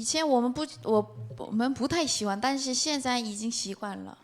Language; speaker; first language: Chinese; non-native, fluent; Korean